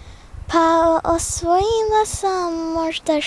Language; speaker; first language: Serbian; early bilingual, heritage; Serbian